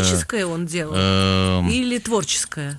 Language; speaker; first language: Russian; native; Russian